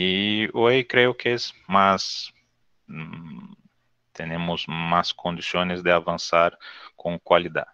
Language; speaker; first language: Spanish; non-native, learner; Portuguese